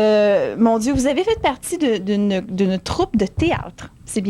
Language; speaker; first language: French; native; French